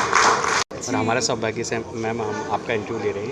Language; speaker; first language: Hindi; native; Hindi